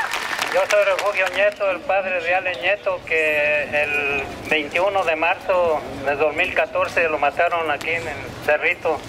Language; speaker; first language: Spanish; native; Spanish